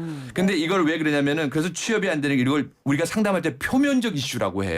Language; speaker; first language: Korean; native; Korean